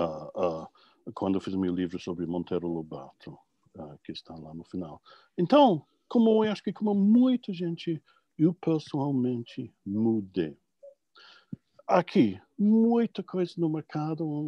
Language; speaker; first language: Portuguese; non-native, fluent; English